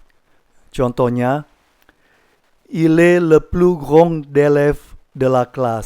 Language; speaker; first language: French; non-native, fluent; Indonesian